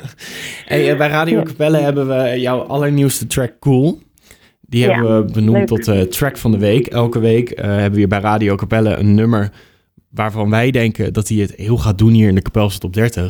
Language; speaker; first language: Dutch; native; Dutch